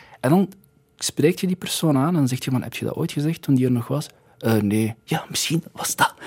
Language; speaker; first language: Dutch; early bilingual, other home language; Arabic